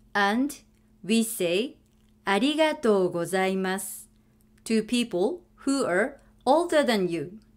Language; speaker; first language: English; non-native, fluent; Japanese